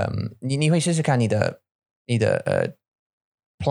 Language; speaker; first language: Chinese; non-native, learner; English